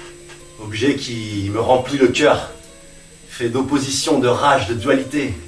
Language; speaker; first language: French; native; French